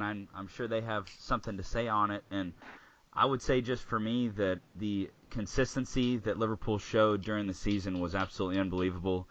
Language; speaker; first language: English; native; English